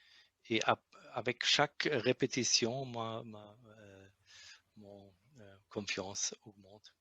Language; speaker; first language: French; non-native, learner; German